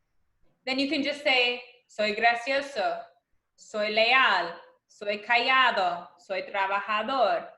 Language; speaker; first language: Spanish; non-native, fluent; English